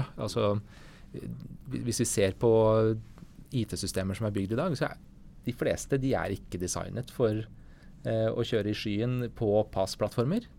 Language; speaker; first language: Norwegian; native; Norwegian